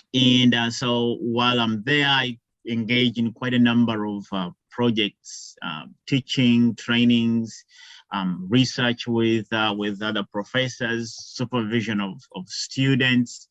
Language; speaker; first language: English; non-native, local second language; Ganda